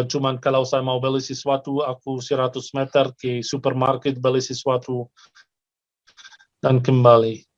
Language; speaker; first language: Indonesian; non-native, fluent; Arabic